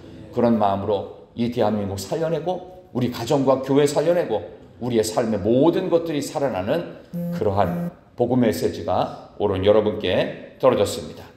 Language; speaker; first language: Korean; native; Korean